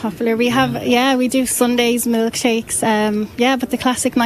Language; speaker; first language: English; native; English